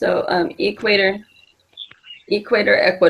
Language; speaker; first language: Spanish; non-native, fluent; English